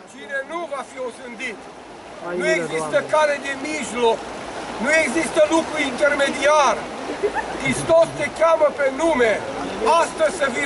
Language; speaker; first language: Romanian; native; Romanian